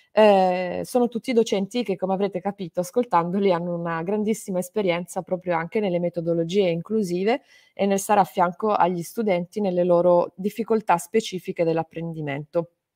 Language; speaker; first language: Italian; native; Italian